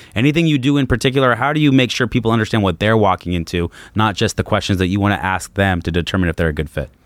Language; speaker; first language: English; native; English